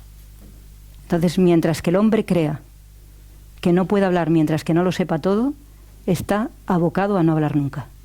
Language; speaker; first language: Spanish; native; Spanish